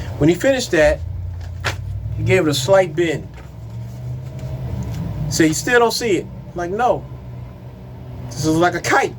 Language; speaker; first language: English; native; English